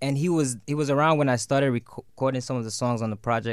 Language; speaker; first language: English; non-native, local second language; Yoruba